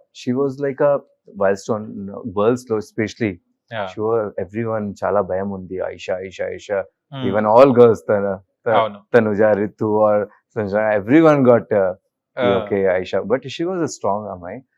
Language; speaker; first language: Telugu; non-native, learner; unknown